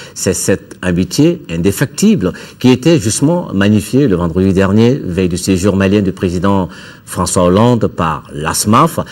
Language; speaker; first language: French; non-native, local second language; Bambara